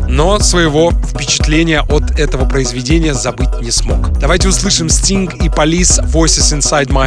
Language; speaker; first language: Russian; native; Russian